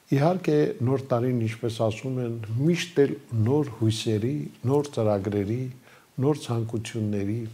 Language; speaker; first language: Armenian; native; Armenian